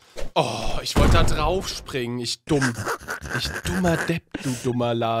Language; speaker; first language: German; native; German